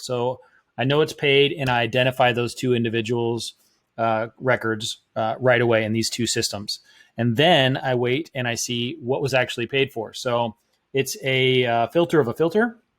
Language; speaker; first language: English; native; English